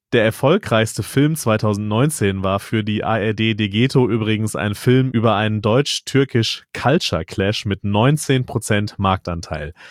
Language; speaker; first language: German; native; German